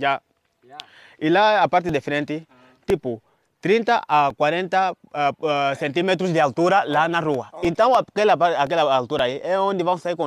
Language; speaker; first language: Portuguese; non-native, fluent; Vietnamese